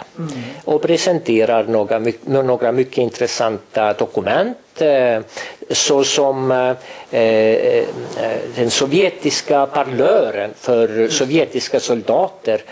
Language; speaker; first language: Swedish; non-native, fluent; Estonian